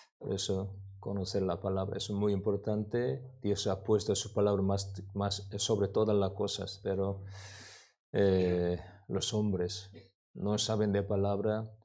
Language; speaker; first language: Spanish; non-native, learner; Korean